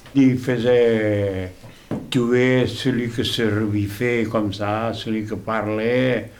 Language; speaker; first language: French; non-native, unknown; Portuguese